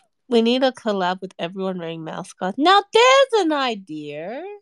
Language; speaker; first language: English; native; English